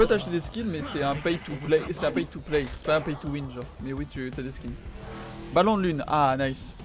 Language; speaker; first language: French; native; French